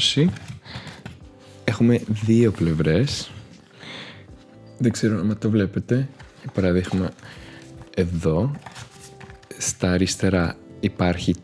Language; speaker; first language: Greek; non-native, fluent; Spanish